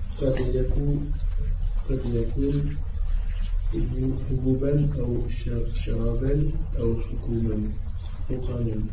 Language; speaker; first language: Arabic; non-native, learner; French